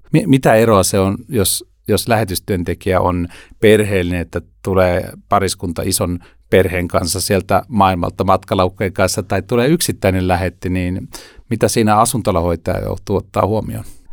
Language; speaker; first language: Finnish; native; Finnish